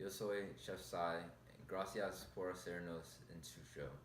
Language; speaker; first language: Spanish; non-native, learner; English